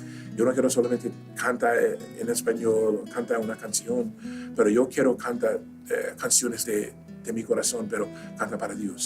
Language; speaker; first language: Spanish; early bilingual, heritage; Spanish